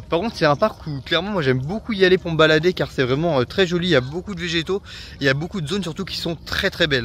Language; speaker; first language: French; native; French